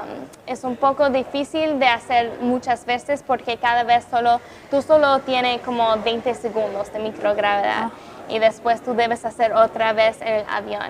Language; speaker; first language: Spanish; non-native, fluent; English